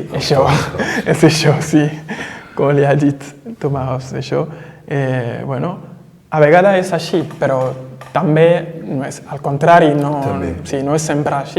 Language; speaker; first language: Catalan; non-native, fluent; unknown